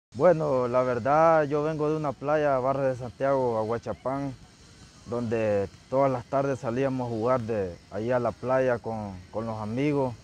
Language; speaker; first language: Spanish; native; Spanish